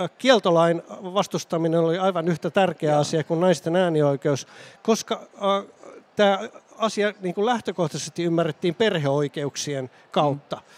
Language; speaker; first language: Finnish; native; Finnish